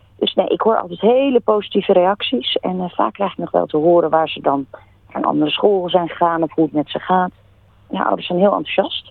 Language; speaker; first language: Dutch; native; Dutch